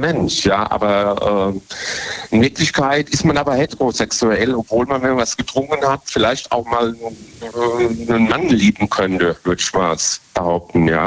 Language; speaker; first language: German; native; German